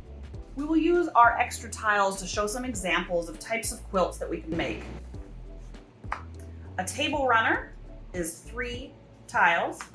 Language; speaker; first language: English; native; English